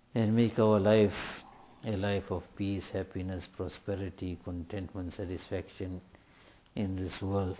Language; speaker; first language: English; native; English